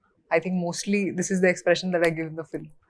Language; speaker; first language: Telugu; non-native, fluent; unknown